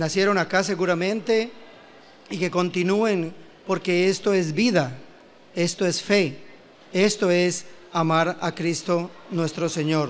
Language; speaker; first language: Spanish; native; Spanish